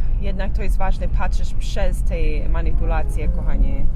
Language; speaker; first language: Polish; non-native, learner; English